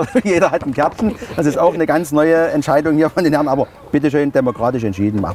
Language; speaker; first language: German; native; German